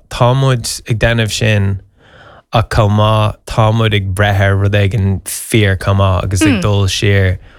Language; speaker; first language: Irish; non-native, local second language; English